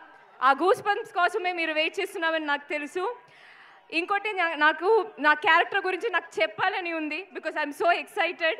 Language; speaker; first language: Telugu; non-native, fluent; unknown